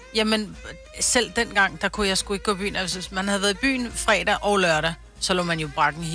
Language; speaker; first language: Danish; native; Danish